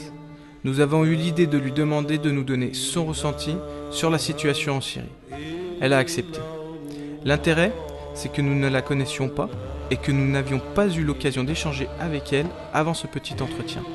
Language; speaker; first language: French; native; French